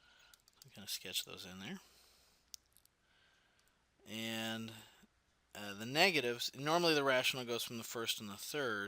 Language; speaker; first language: English; native; English